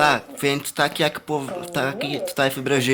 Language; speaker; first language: Polish; non-native, learner; Portuguese